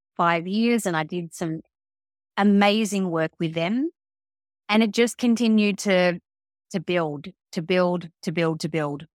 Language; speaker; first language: English; early bilingual, other home language; Filipino